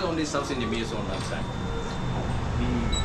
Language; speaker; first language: English; non-native, learner; Japanese